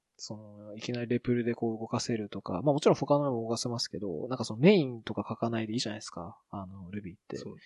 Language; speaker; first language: Japanese; native; Japanese